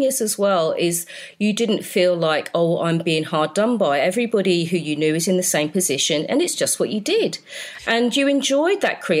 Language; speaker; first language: English; native; English